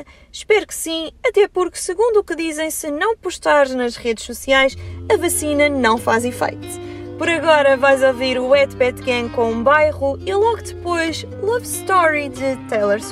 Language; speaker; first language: Portuguese; native; Portuguese